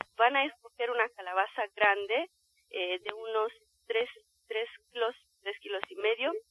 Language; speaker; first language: Spanish; non-native, fluent; Romanian